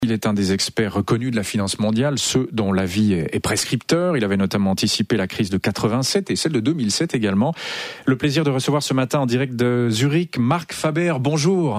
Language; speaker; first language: French; native; French